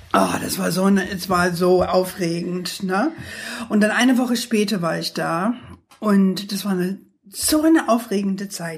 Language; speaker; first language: German; non-native, fluent; English